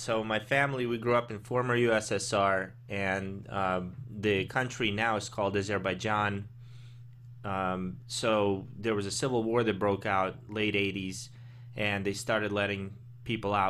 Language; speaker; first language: English; early bilingual, other home language; Russian